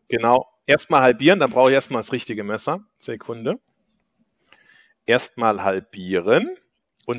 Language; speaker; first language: German; native; German